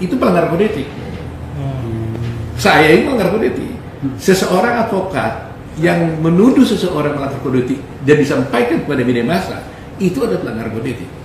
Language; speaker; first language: Indonesian; native; Indonesian